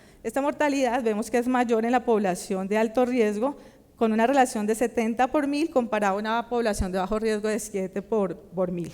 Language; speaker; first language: Spanish; native; Spanish